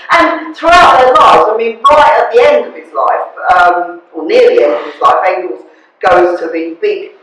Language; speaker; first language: English; native; English